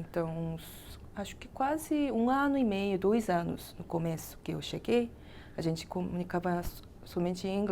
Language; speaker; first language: Portuguese; non-native, fluent; Korean